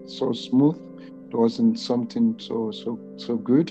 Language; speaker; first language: English; non-native, local second language; Yoruba